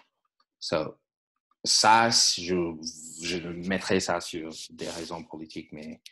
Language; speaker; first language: French; non-native, fluent; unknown